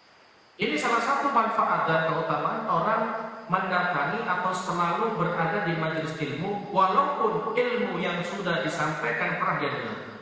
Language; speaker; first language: Indonesian; native; Indonesian